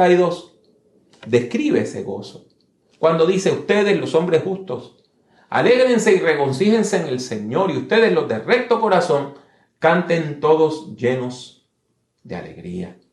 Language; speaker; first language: Spanish; native; Spanish